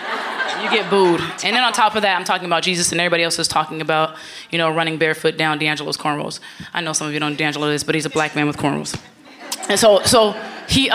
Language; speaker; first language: English; native; English